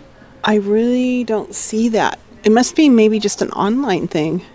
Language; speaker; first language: English; native; English